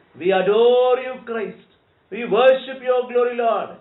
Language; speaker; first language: English; non-native, local second language; Telugu